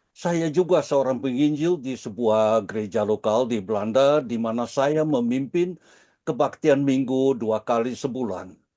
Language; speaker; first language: Indonesian; early bilingual, heritage; Dutch